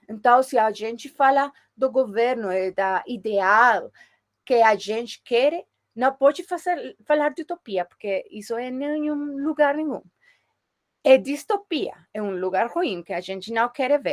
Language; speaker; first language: Portuguese; non-native, fluent; Spanish